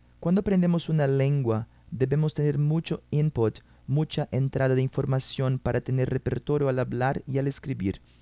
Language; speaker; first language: Spanish; non-native, fluent; Portuguese